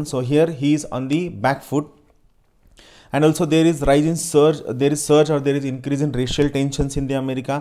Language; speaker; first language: English; non-native, local second language; Marathi